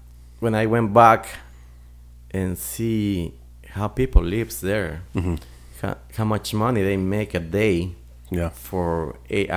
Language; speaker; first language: English; non-native, fluent; Spanish